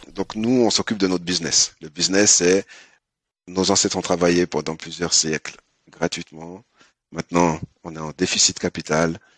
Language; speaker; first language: French; early bilingual, other home language; Haitian Creole